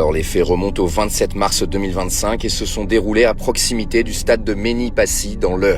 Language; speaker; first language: French; native; French